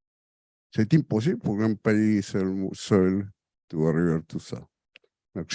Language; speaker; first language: French; non-native, fluent; Spanish